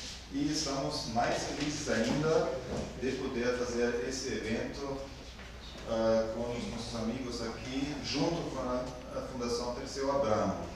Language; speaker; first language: Portuguese; non-native, fluent; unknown